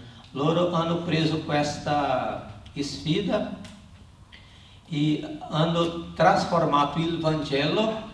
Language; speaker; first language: Italian; non-native, learner; Portuguese